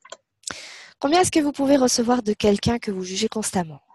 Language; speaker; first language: French; native; French